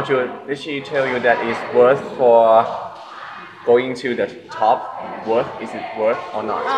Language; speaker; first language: English; non-native, learner; Thai